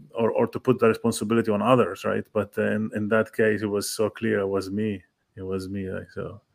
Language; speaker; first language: English; non-native, fluent; Arabic